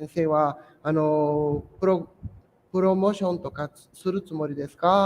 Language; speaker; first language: Japanese; non-native, fluent; Portuguese